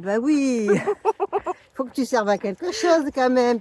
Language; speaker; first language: French; native; French